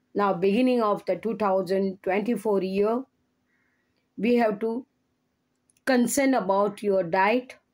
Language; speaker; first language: English; non-native, local second language; Konkani